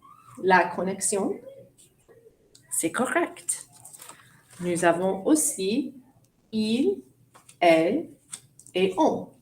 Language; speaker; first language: French; non-native, fluent; English